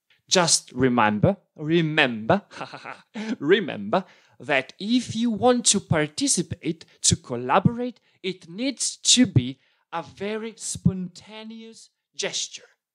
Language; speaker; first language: English; non-native, fluent; Italian